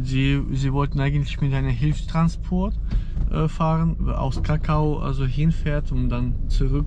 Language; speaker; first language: German; non-native, fluent; Ukrainian